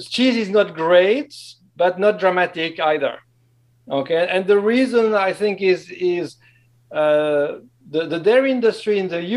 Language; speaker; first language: English; non-native, fluent; French